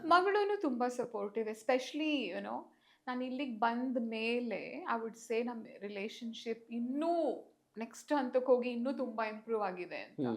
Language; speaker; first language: Kannada; native; Kannada